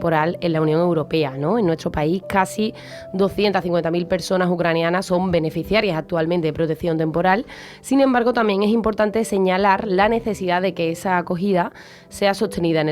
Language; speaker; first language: Spanish; native; Spanish